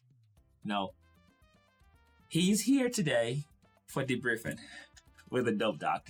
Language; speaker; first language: English; non-native, local second language; Yoruba